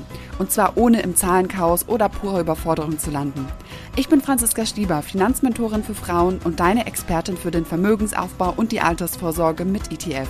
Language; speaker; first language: German; native; German